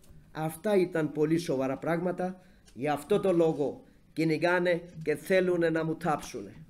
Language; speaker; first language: Greek; non-native, fluent; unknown